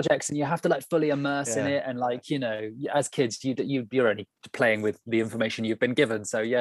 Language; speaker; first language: English; native; English